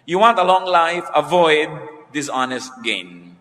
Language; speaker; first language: English; non-native, local second language; Filipino